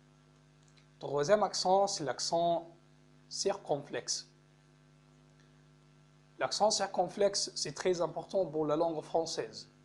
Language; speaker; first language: French; non-native, fluent; Arabic